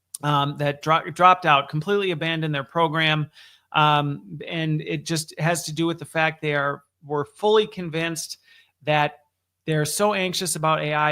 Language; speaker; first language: English; native; English